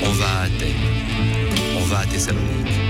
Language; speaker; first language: French; non-native, learner; Arabic